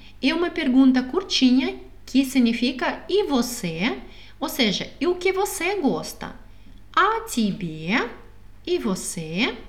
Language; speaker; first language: Portuguese; non-native, fluent; Russian